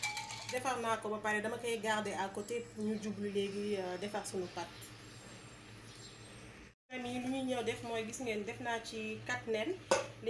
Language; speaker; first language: French; non-native, local second language; Wolof